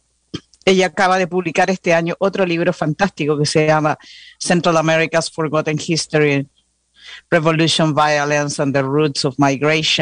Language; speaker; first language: Spanish; native; Spanish